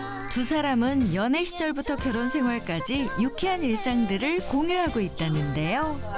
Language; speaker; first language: Korean; native; Korean